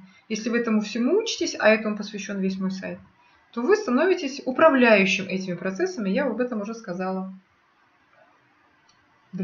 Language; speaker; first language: Russian; native; Russian